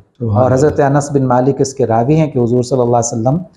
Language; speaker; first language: Urdu; native; Urdu